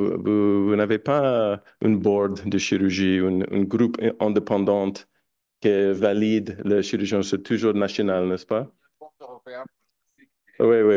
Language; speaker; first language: French; non-native, fluent; English